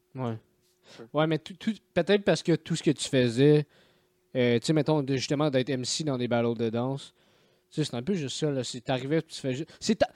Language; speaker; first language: French; native; French